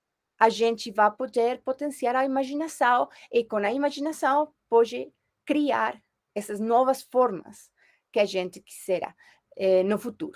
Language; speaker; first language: Portuguese; non-native, fluent; Spanish